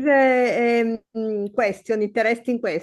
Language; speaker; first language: English; non-native, learner; Italian